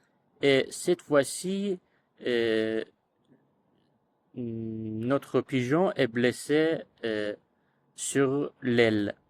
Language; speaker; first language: French; non-native, learner; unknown